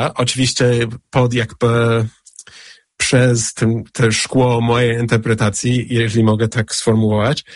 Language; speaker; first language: Polish; non-native, fluent; English